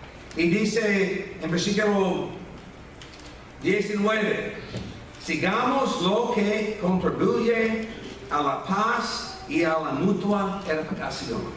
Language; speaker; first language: Spanish; non-native, fluent; English